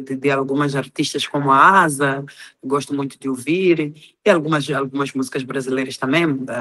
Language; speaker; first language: Portuguese; non-native, local second language; Tsonga